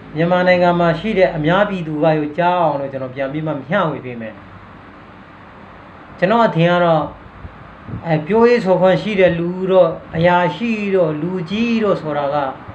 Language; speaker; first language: Burmese; non-native, local second language; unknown